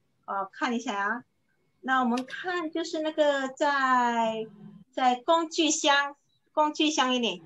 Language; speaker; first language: Chinese; non-native, fluent; Indonesian